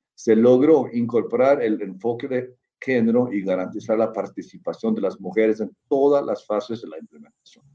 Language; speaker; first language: Spanish; non-native, fluent; Norwegian